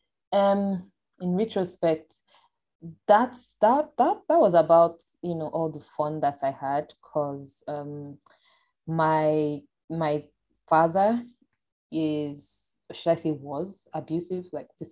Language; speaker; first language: English; non-native, local second language; Yoruba